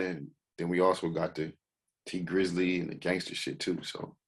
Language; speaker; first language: English; native; English